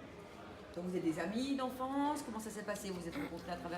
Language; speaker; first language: French; native; French